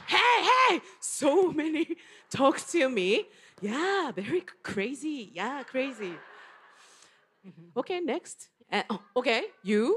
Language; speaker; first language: English; non-native, learner; Japanese